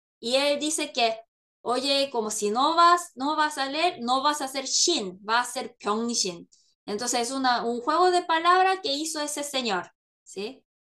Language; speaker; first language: Spanish; non-native, fluent; Korean